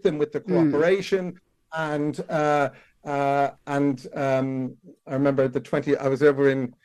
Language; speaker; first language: English; native; English